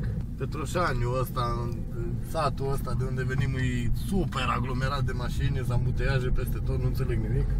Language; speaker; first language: Romanian; native; Romanian